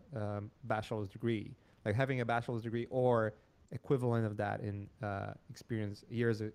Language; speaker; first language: English; non-native, fluent; Polish